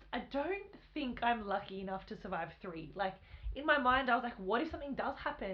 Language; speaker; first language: English; native; English